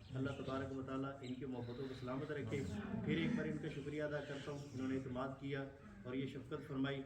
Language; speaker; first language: Urdu; non-native, local second language; Punjabi